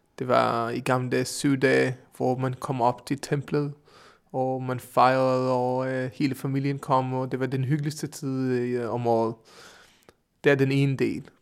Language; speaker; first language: Danish; non-native, fluent; Hebrew